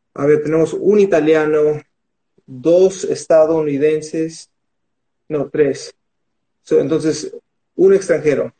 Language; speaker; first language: Spanish; early bilingual, heritage; Spanish